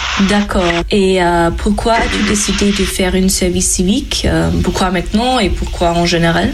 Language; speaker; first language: French; non-native, fluent; German